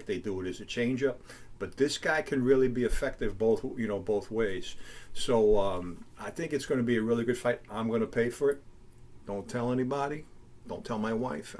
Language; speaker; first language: English; native; English